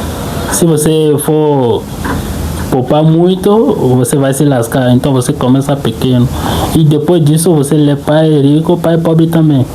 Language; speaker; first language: Portuguese; non-native, fluent; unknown